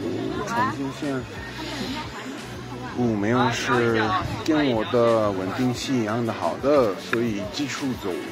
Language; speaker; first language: Chinese; non-native, learner; English